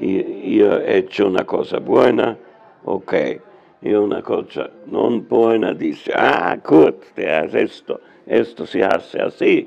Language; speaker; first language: Spanish; non-native, learner; German